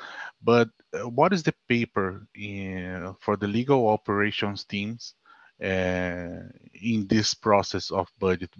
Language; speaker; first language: English; non-native, fluent; Portuguese